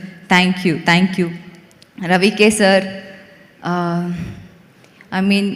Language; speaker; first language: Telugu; non-native, fluent; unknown